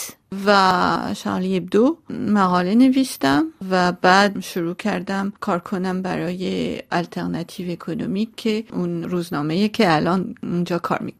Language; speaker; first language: Persian; non-native, local second language; Armenian